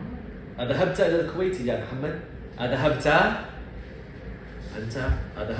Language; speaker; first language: Arabic; non-native, fluent; English